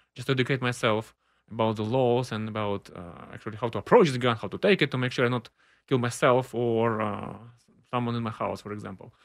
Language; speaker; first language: English; non-native, fluent; Ukrainian